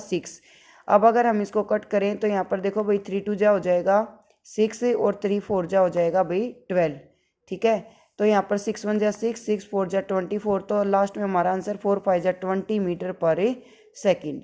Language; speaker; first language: Hindi; native; Hindi